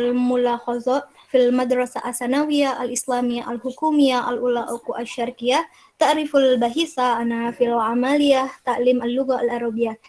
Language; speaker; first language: Arabic; non-native, learner; Indonesian